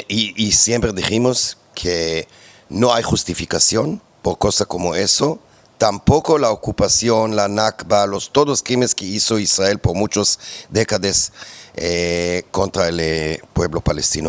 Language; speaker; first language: Spanish; non-native, fluent; Hebrew